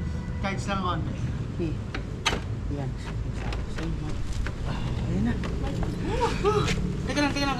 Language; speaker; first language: Filipino; native; Filipino